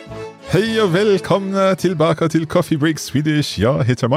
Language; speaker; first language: Swedish; non-native, learner; English